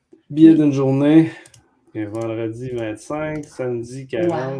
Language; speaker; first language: French; native; French